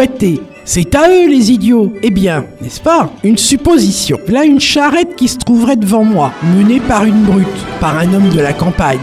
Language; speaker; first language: French; native; French